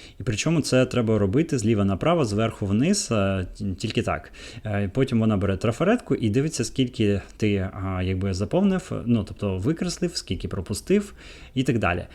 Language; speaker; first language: Ukrainian; native; Ukrainian